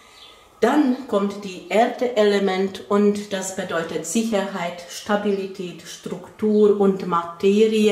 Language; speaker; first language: German; non-native, fluent; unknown